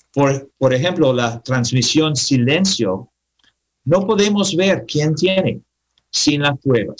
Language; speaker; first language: Spanish; non-native, learner; English